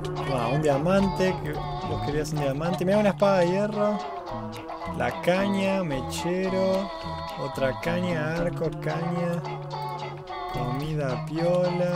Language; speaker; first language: Spanish; native; Spanish